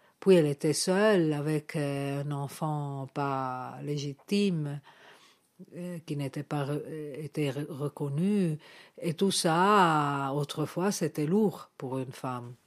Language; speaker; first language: French; non-native, fluent; Italian